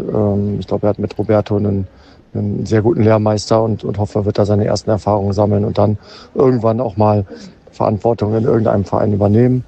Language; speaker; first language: German; native; German